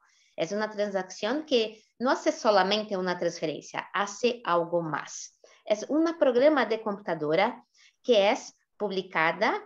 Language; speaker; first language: Spanish; non-native, fluent; Portuguese